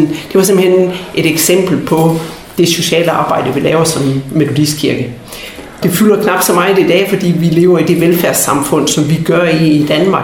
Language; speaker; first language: Danish; native; Danish